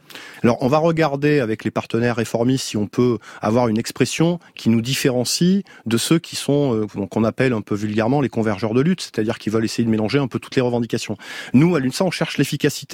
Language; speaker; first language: French; native; French